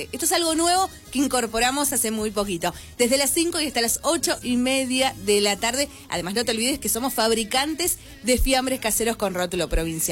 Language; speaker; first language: Spanish; native; Spanish